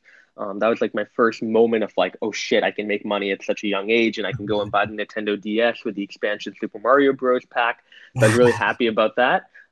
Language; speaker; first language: English; native; English